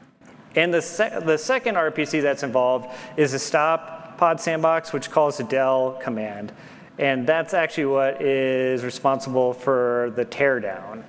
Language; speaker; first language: English; native; English